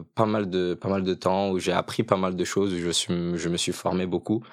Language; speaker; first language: French; early bilingual, other home language; Portuguese